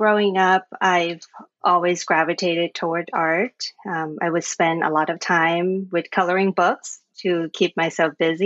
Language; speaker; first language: English; non-native, fluent; Thai